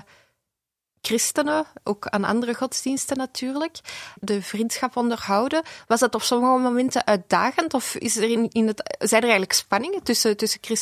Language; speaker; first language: Dutch; native; Dutch